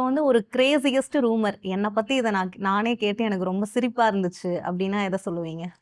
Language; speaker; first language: Tamil; native; Tamil